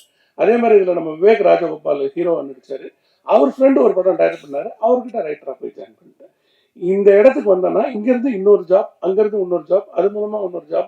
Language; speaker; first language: Tamil; native; Tamil